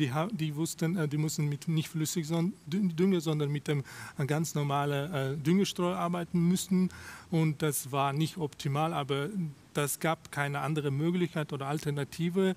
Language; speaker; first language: German; non-native, fluent; Russian